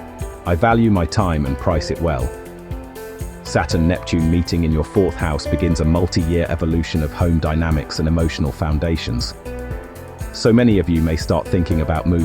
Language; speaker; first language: English; native; English